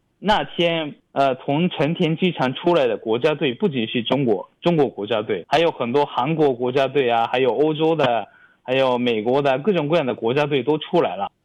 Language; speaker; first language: Chinese; non-native, fluent; Japanese